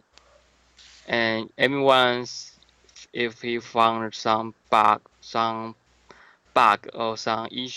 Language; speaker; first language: English; non-native, learner; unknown